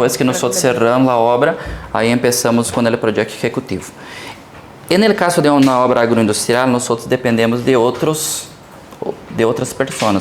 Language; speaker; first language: Portuguese; early bilingual, heritage; Portuguese